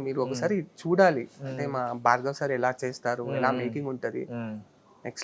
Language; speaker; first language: Telugu; non-native, learner; Kannada